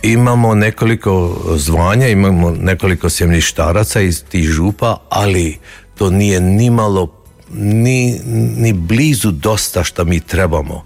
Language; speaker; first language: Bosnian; early bilingual, heritage; Croatian